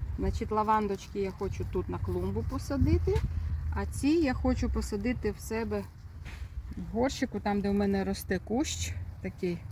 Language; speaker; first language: Ukrainian; non-native, local second language; Russian